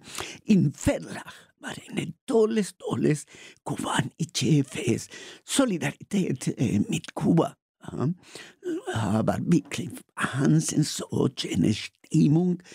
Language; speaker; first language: German; non-native, learner; Spanish